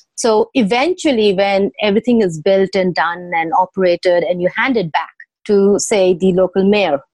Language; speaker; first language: English; non-native, local second language; Odia